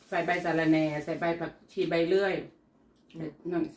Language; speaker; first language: Thai; native; Thai